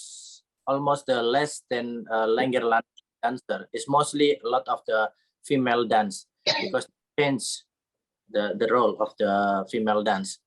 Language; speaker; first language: English; non-native, learner; Indonesian